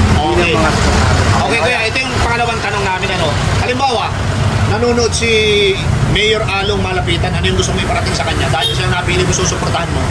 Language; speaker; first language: Filipino; native; Filipino